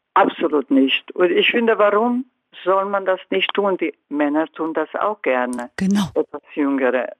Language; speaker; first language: German; non-native, fluent; Croatian